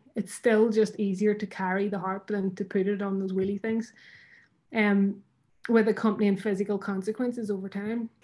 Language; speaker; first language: English; native; English